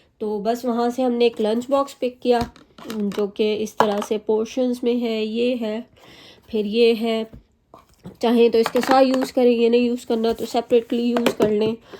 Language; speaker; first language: Urdu; native; Urdu